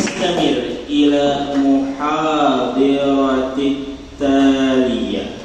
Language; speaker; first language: Arabic; non-native, learner; Indonesian